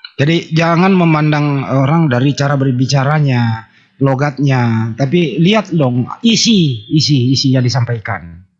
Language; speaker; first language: Indonesian; native; Indonesian